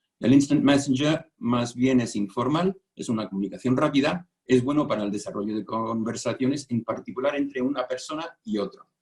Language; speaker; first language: Spanish; non-native, fluent; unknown